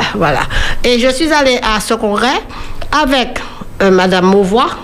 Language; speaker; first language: French; native; French